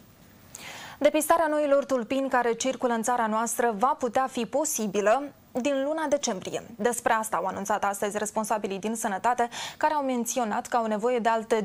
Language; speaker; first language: Romanian; native; Romanian